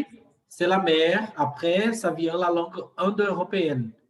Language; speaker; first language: French; non-native, fluent; Portuguese